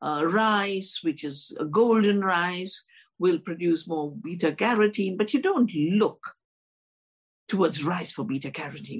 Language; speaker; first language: English; non-native, local second language; Hindi